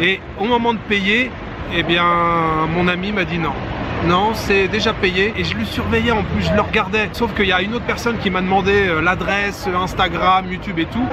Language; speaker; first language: French; native; French